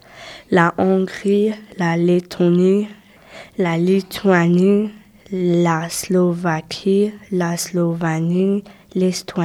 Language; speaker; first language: French; non-native, local second language; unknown